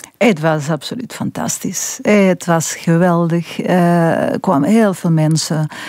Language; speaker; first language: Dutch; non-native, fluent; Catalan